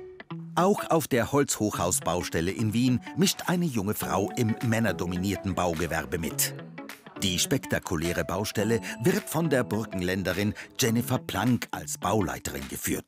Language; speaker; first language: German; native; German